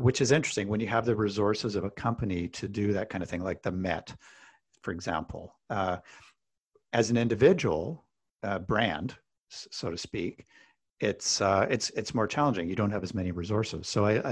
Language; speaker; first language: English; native; English